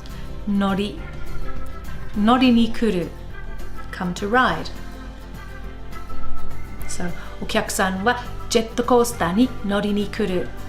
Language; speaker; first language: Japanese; non-native, fluent; English